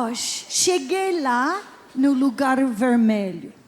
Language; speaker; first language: Portuguese; non-native, learner; English